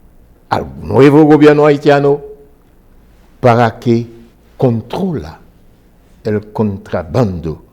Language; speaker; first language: Spanish; non-native, fluent; Haitian Creole